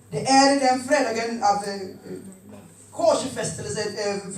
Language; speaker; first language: Swedish; non-native, fluent; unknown